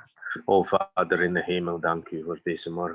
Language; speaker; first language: Dutch; non-native, fluent; Indonesian